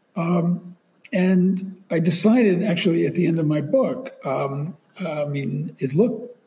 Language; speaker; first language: English; native; English